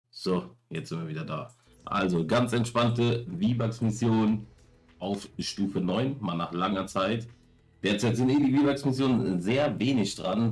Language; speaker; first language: German; native; German